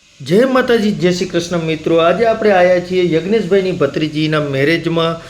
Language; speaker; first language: Gujarati; non-native, local second language; Kachhi